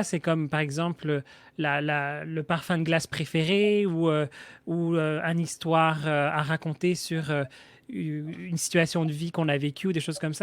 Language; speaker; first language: French; native; French